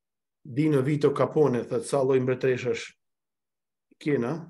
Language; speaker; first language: Albanian; native; Albanian